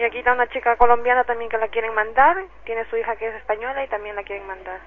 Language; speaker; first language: Spanish; native; Spanish